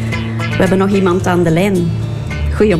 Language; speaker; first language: Dutch; native; Dutch